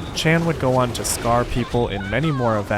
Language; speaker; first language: English; native; English